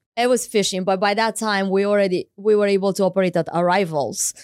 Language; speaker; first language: English; non-native, fluent; Romanian